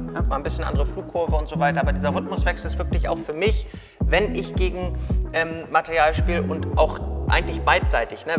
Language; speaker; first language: German; native; German